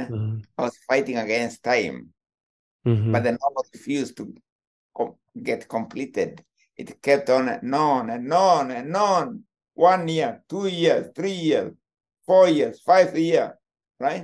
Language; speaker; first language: English; non-native, local second language; Kikuyu